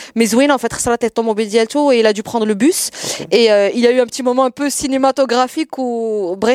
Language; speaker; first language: French; non-native, local second language; Arabic